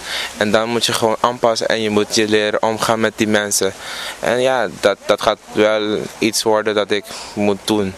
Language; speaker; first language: Dutch; non-native, local second language; Papiamento